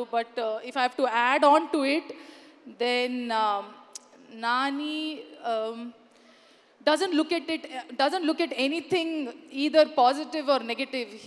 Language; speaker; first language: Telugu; non-native, learner; Kannada